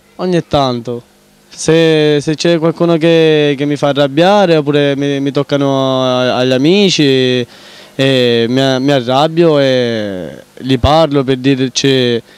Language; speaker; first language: Italian; native; Italian